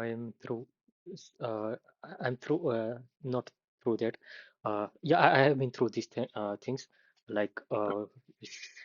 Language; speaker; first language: English; non-native, fluent; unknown